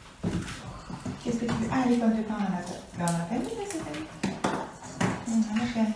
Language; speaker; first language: French; native; French